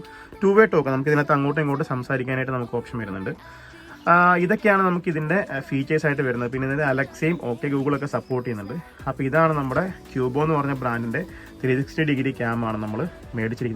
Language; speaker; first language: Malayalam; native; Malayalam